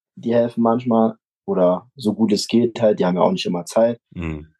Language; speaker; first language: German; native; German